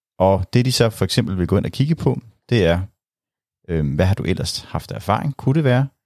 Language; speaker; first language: Danish; native; Danish